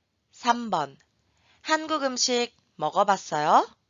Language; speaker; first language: Korean; native; Korean